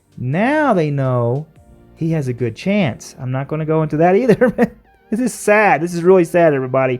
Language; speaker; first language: English; native; English